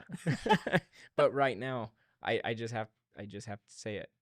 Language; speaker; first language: English; native; English